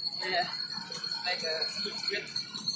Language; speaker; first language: English; non-native, learner; Indonesian